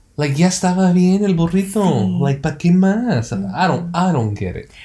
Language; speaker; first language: Spanish; early bilingual, heritage; Spanish